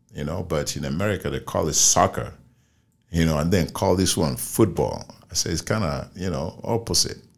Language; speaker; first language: English; non-native, local second language; Igbo